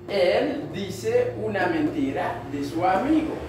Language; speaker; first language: Spanish; non-native, fluent; Haitian Creole